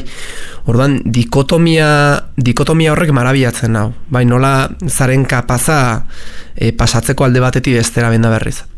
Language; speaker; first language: Basque; native; Basque